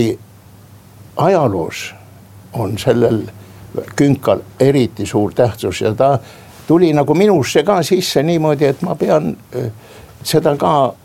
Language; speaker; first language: Estonian; native; Estonian